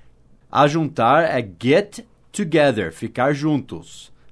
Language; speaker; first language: Portuguese; non-native, fluent; English